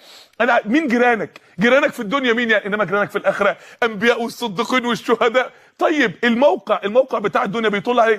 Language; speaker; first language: Arabic; native; Arabic